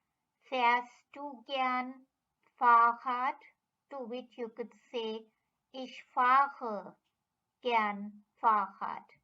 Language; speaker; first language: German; non-native, fluent; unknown